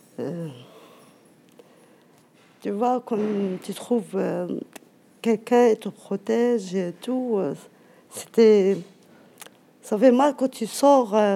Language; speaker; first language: French; non-native, fluent; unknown